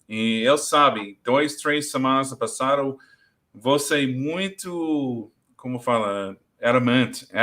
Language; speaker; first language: Portuguese; non-native, learner; English